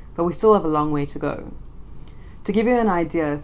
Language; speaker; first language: English; native; English